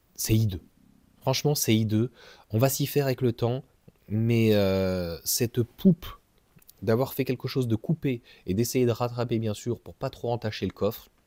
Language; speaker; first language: French; native; French